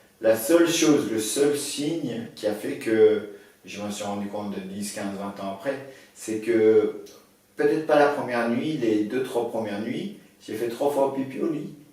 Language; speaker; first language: French; early bilingual, other home language; Persian